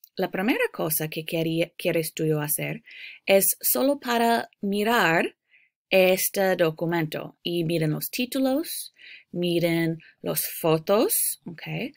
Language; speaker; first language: Spanish; non-native, fluent; English